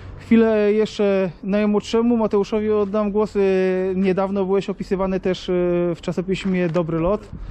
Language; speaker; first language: Polish; native; Polish